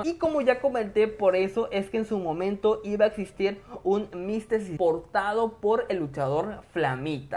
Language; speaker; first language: Spanish; native; Spanish